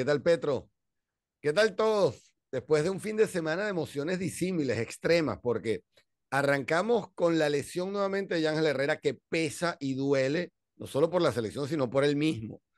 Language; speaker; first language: Spanish; native; Spanish